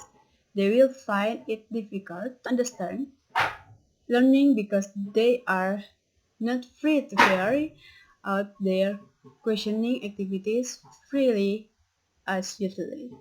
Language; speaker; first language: English; non-native, learner; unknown